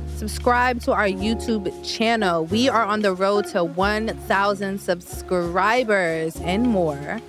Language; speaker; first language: English; native; English